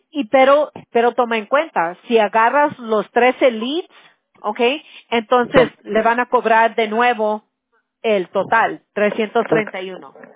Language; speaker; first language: Spanish; early bilingual, heritage; Spanish